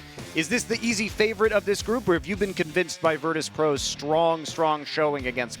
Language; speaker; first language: English; native; English